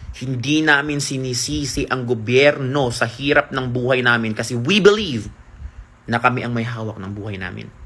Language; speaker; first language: Filipino; non-native, local second language; Cebuano